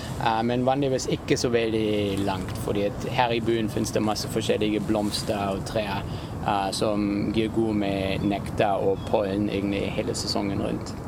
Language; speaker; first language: Norwegian; non-native, fluent; German